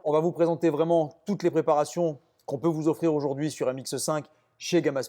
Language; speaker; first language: French; native; French